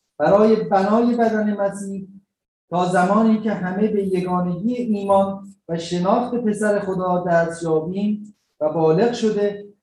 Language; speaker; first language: Persian; native; Persian